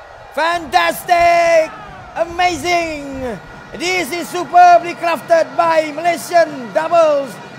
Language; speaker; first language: English; non-native, local second language; Malay